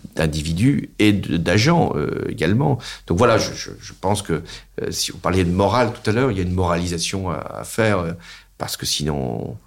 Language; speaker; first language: French; native; French